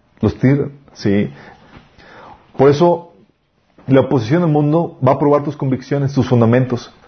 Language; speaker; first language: Spanish; native; Spanish